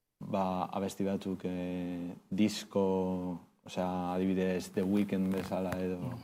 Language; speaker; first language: Basque; non-native, local second language; Spanish